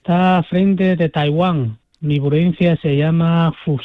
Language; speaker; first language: Spanish; non-native, fluent; Chinese